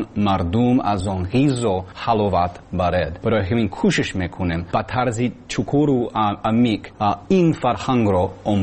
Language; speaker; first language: Persian; non-native, learner; English